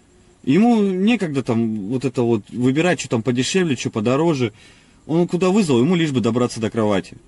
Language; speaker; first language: Russian; native; Russian